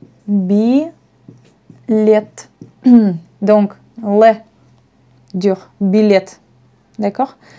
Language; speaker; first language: French; non-native, fluent; Russian